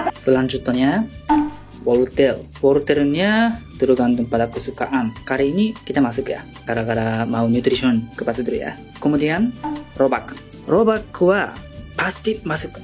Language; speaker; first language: Indonesian; non-native, learner; Japanese